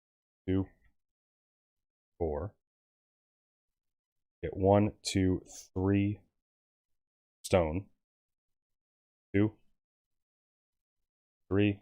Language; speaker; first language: English; native; English